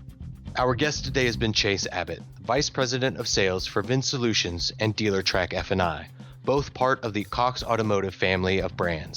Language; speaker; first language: English; native; English